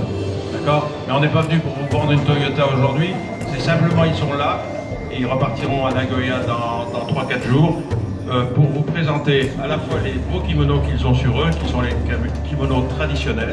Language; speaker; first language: French; native; French